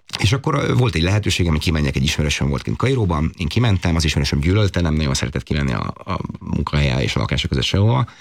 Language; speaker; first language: Hungarian; native; Hungarian